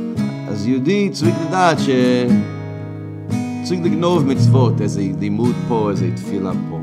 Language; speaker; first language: Hebrew; non-native, fluent; English